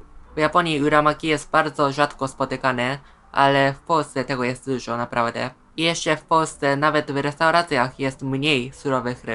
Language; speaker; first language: Polish; non-native, fluent; Japanese